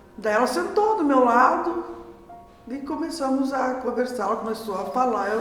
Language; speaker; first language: Portuguese; native; Portuguese